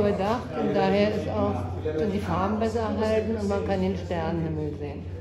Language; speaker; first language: German; native; German